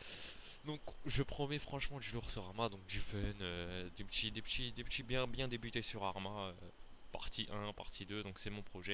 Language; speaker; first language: French; native; French